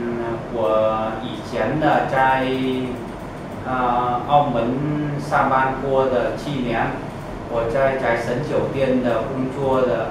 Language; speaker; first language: Chinese; non-native, learner; Vietnamese